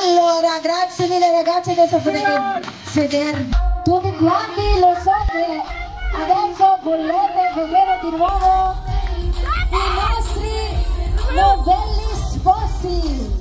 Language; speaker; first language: Italian; non-native, learner; Filipino